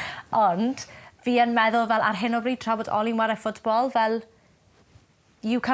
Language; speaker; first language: Welsh; native; Welsh